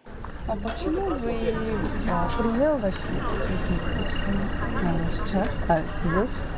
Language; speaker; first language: Russian; non-native, learner; Korean